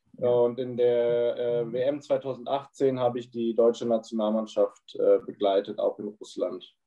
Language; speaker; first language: German; native; German